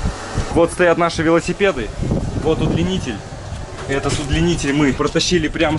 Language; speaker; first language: Russian; native; Russian